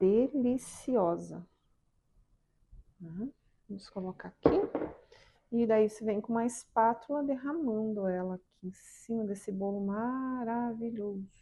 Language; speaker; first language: Portuguese; native; Portuguese